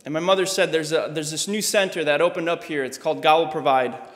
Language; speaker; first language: English; early bilingual, other home language; Russian